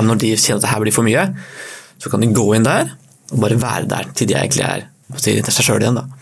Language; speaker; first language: Norwegian; native; Norwegian